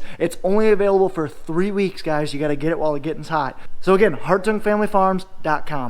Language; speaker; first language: English; native; English